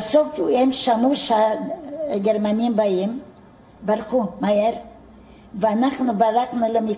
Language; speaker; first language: Hebrew; non-native, fluent; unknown